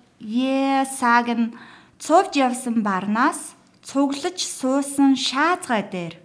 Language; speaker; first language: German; non-native, learner; Mongolian